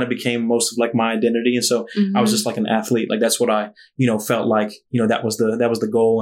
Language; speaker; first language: English; native; English